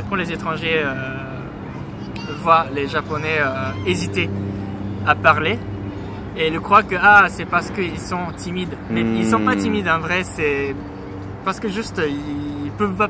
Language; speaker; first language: French; non-native, fluent; Japanese